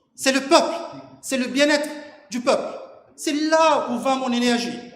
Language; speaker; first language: French; non-native, local second language; Morisyen